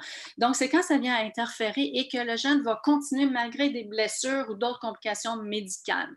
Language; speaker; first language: French; native; French